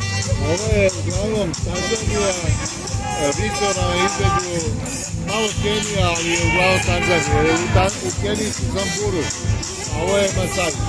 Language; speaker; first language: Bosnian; non-native, learner; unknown